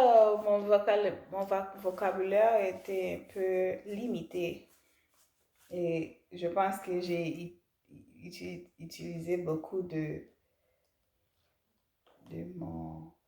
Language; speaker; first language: French; non-native, learner; English